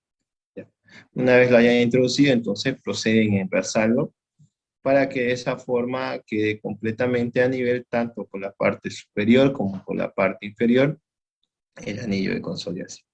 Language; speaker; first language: Spanish; native; Spanish